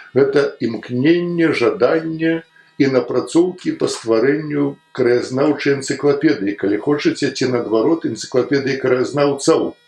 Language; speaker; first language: Belarusian; native; Belarusian